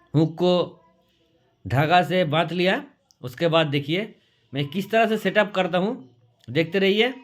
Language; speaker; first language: Hindi; non-native, local second language; Bangla